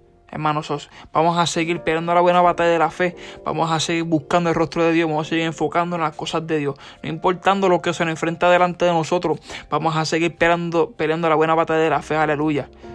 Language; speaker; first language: Spanish; early bilingual, heritage; Spanish